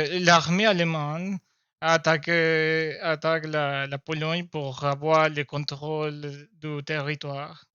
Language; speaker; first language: French; non-native, learner; Spanish